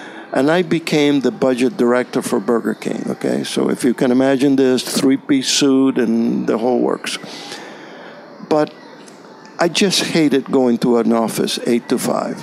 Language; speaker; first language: English; non-native, fluent; Spanish